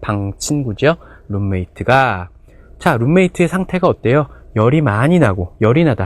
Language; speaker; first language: Korean; native; Korean